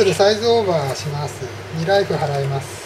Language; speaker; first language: Japanese; native; Japanese